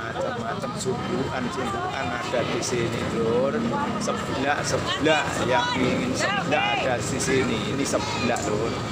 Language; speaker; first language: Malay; non-native, local second language; Javanese